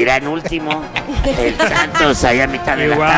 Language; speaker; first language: Spanish; native; Spanish